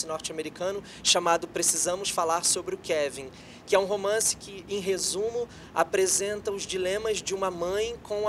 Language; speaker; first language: Portuguese; native; Portuguese